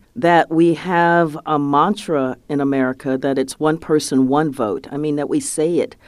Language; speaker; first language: English; native; English